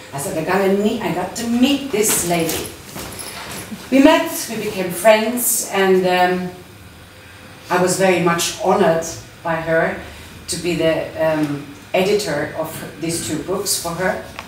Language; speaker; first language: English; non-native, fluent; German